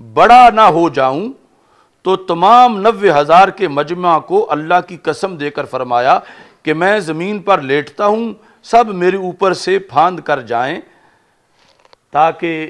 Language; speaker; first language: Urdu; non-native, local second language; Punjabi